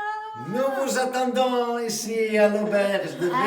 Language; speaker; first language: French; non-native, learner; Spanish